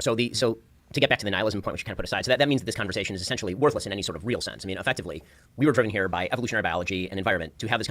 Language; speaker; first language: English; native; English